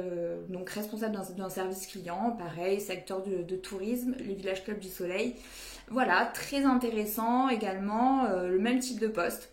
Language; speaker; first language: French; native; French